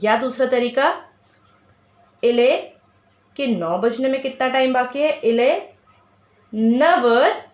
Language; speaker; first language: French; non-native, fluent; Hindi